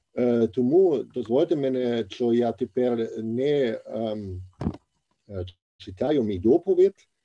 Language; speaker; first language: Ukrainian; non-native, fluent; German